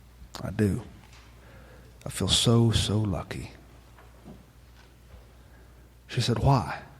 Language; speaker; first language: English; native; English